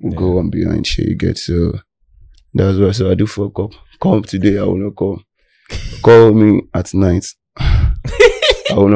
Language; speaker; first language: English; non-native, local second language; Yoruba